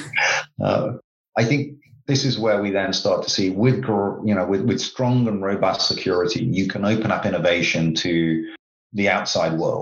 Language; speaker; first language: English; native; English